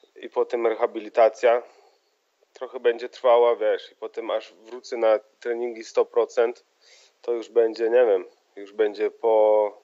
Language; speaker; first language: Polish; early bilingual, heritage; Polish